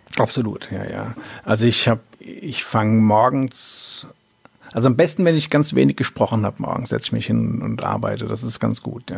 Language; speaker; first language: German; native; German